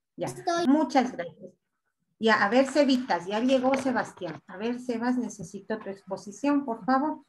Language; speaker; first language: Spanish; native; Spanish